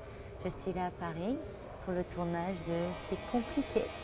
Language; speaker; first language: French; non-native, fluent; English